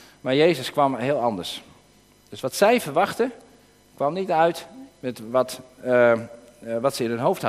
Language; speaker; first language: Dutch; native; Dutch